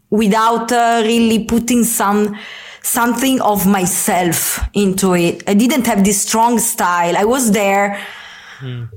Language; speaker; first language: English; non-native, fluent; Italian